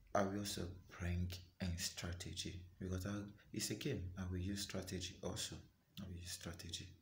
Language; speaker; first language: English; non-native, local second language; Igbo